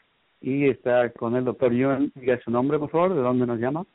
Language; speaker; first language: Spanish; native; Spanish